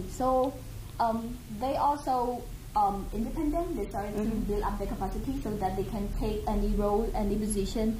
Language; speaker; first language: English; non-native, fluent; Khmer